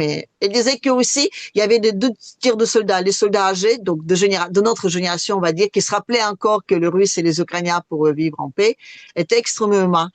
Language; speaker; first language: French; non-native, fluent; Russian